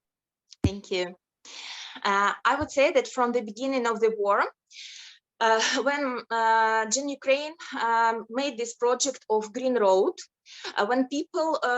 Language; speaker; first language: English; non-native, fluent; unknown